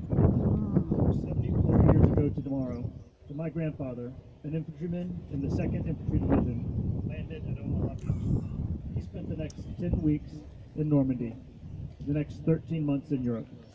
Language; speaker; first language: English; native; English